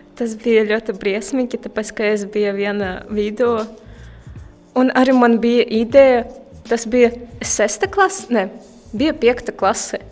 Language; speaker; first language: Latvian; non-native, local second language; Russian